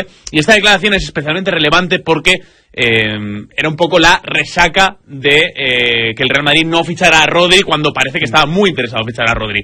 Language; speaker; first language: Spanish; native; Spanish